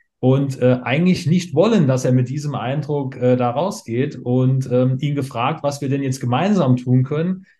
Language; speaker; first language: German; native; German